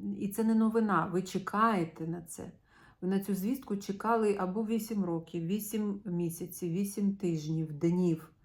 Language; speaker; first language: Ukrainian; non-native, local second language; Russian